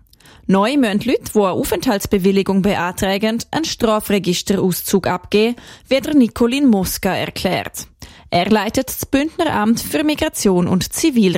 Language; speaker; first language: German; native; German